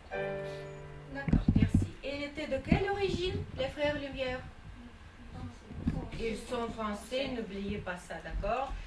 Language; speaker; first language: French; non-native, fluent; Russian